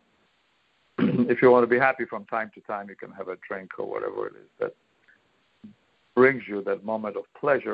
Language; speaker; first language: English; non-native, fluent; Polish